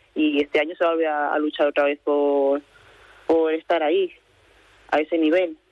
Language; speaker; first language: Spanish; native; Spanish